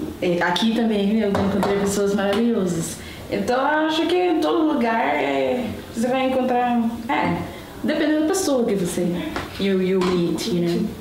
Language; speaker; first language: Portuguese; non-native, fluent; Haitian Creole